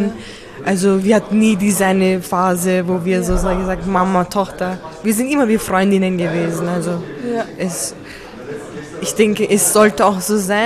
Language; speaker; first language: German; early bilingual, other home language; Turkish